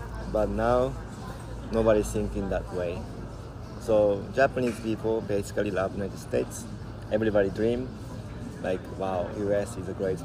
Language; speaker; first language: English; non-native, learner; Japanese